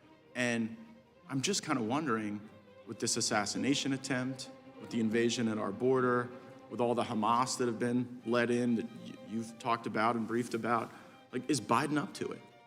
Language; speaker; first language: English; native; English